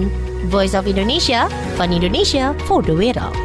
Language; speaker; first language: Dutch; non-native, learner; Indonesian